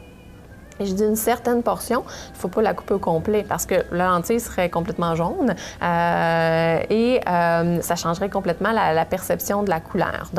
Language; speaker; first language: French; native; French